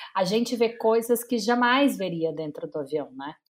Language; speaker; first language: Portuguese; native; Portuguese